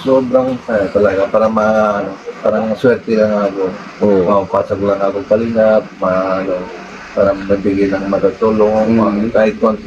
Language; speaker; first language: Filipino; non-native, learner; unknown